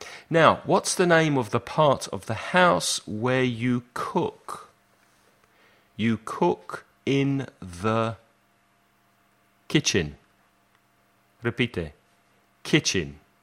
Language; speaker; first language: English; native; English